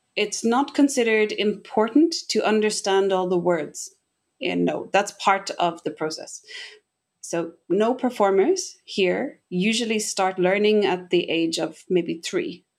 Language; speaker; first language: English; native; English